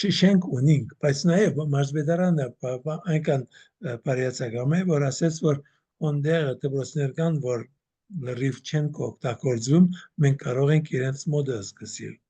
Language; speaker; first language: Armenian; early bilingual, heritage; Armenian